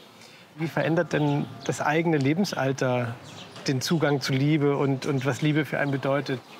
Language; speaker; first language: German; native; German